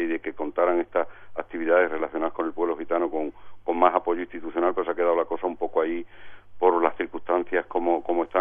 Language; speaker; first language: Spanish; native; Spanish